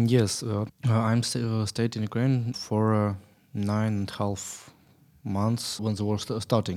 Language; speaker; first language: English; non-native, learner; Ukrainian